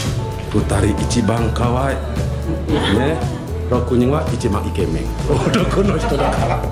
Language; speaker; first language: Japanese; non-native, fluent; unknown